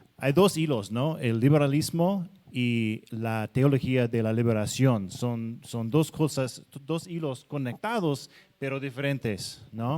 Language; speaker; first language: Spanish; non-native, fluent; English